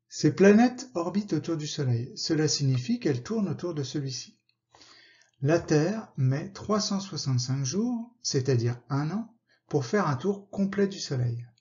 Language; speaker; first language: French; native; French